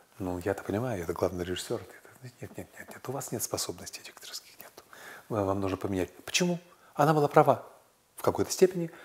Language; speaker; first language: Russian; native; Russian